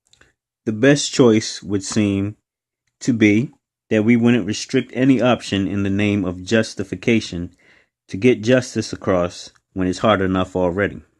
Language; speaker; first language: English; native; English